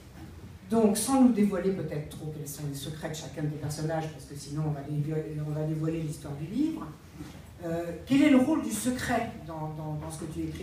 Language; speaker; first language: French; native; French